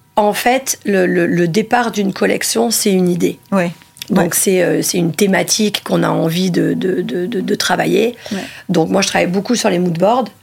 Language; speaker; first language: French; early bilingual, other home language; Italian